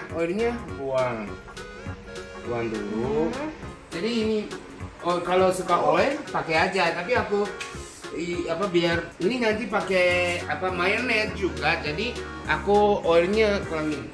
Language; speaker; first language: Indonesian; non-native, fluent; Japanese